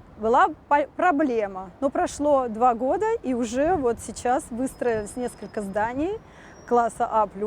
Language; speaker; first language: Russian; native; Russian